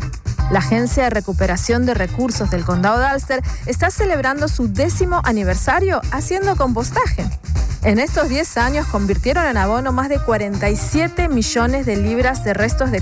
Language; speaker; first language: Spanish; native; Spanish